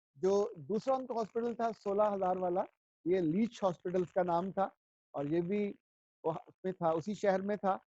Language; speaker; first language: Urdu; non-native, local second language; Punjabi